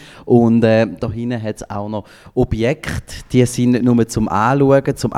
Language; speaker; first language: German; native; German